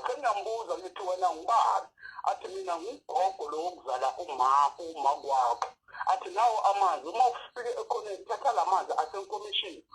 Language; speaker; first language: Zulu; non-native, local second language; Xhosa